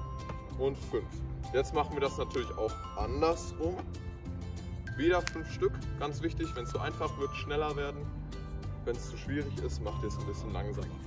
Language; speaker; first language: German; native; German